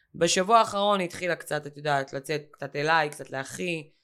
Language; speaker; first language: Hebrew; native; Hebrew